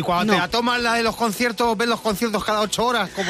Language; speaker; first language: Spanish; native; Spanish